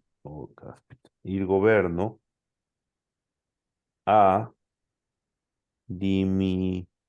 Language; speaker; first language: Italian; non-native, fluent; Spanish